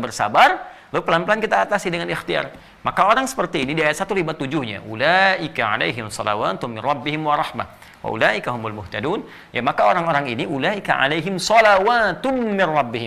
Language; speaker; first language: Indonesian; native; Indonesian